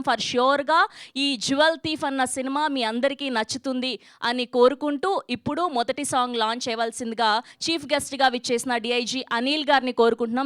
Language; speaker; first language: Telugu; native; Telugu